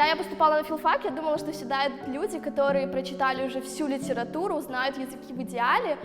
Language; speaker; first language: Russian; native; Russian